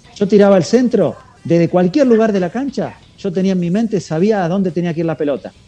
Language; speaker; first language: Spanish; native; Spanish